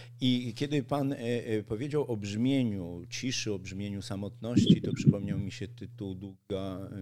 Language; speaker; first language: Polish; native; Polish